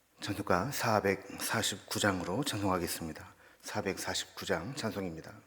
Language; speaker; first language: Korean; native; Korean